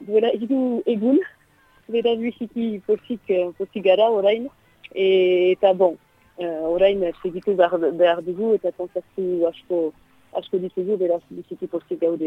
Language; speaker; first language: Basque; non-native, local second language; French